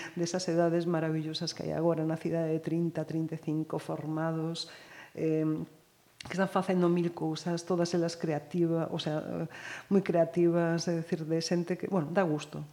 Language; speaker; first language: Galician; native; Galician